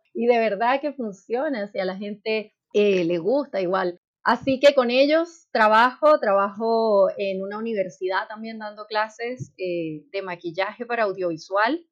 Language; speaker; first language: Spanish; native; Spanish